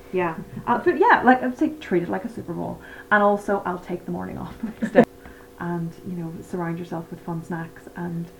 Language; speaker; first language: English; native; English